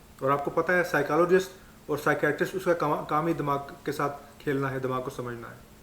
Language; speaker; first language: Urdu; non-native, local second language; Punjabi